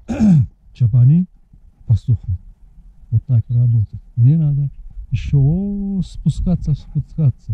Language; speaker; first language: Russian; non-native, fluent; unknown